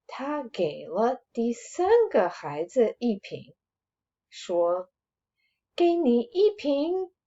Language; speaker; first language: Chinese; non-native, fluent; English